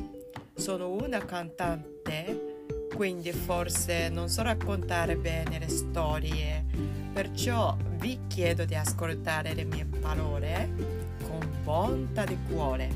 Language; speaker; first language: Italian; non-native, fluent; Japanese